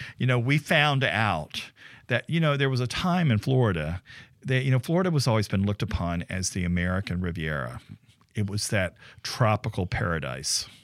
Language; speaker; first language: English; native; English